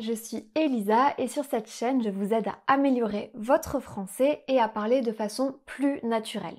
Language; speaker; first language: French; native; French